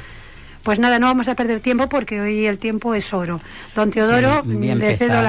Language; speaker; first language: Spanish; native; Spanish